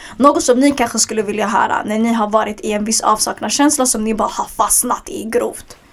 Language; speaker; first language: Swedish; early bilingual, other home language; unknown